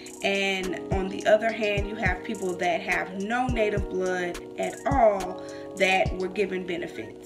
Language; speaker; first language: English; native; English